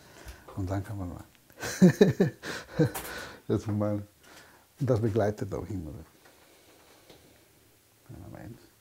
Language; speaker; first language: German; non-native, fluent; Spanish